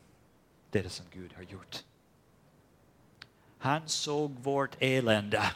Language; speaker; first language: Swedish; non-native, fluent; English